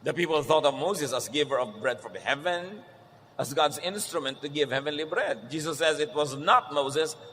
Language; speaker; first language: English; non-native, local second language; Filipino